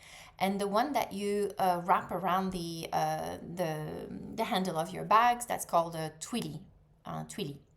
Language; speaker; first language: English; non-native, fluent; French